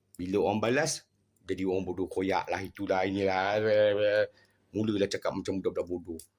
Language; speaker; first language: Malay; native; Malay